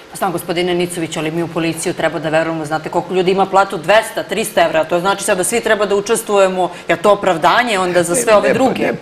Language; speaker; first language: Serbian; native; Serbian